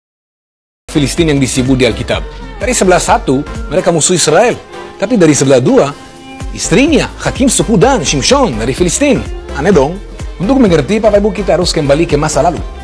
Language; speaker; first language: Indonesian; non-native, fluent; Hebrew